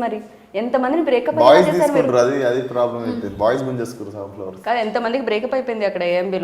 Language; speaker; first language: Telugu; native; Telugu